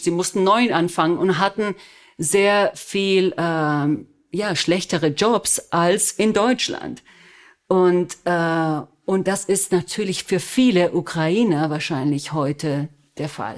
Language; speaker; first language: German; non-native, fluent; Spanish